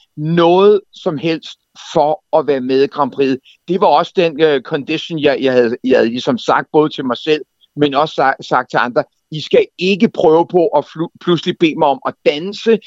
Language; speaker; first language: Danish; native; Danish